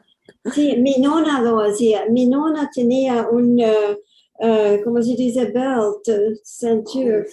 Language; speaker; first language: Spanish; early bilingual, heritage; English